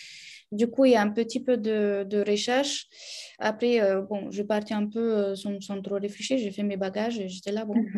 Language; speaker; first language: French; non-native, fluent; Romanian